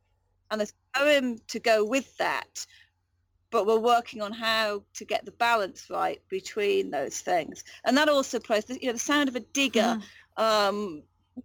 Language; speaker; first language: English; native; English